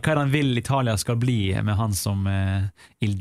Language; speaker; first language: Norwegian; native; Norwegian